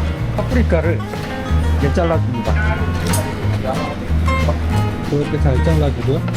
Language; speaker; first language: Korean; native; Korean